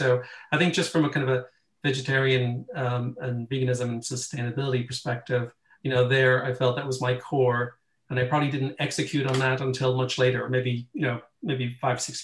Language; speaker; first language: English; native; English